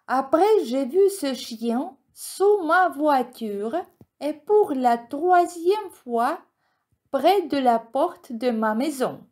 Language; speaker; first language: French; non-native, fluent; Ukrainian